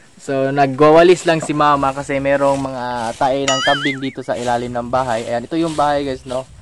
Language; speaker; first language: Filipino; non-native, local second language; Cebuano